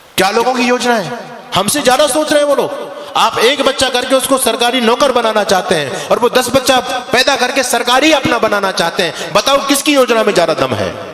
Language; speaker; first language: Hindi; native; Hindi